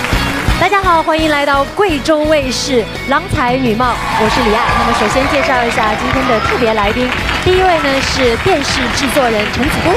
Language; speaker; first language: Chinese; native; Chinese